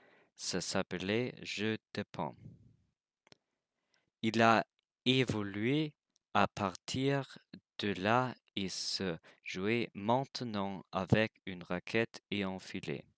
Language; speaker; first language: French; non-native, learner; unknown